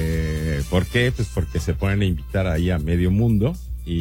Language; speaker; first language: Spanish; native; Spanish